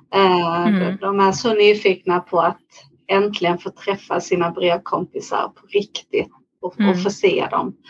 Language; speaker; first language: Swedish; non-native, fluent; Italian